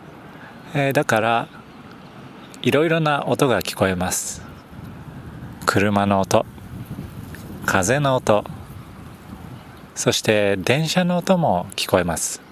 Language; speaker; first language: Japanese; native; Japanese